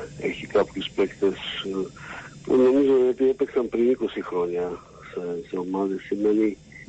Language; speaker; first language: Greek; non-native, learner; Slovak